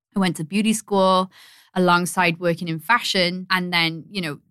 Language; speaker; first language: English; native; English